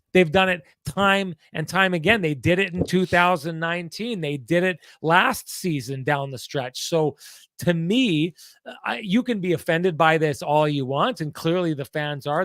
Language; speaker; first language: English; native; English